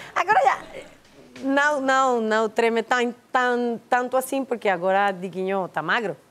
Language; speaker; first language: Portuguese; non-native, learner; Spanish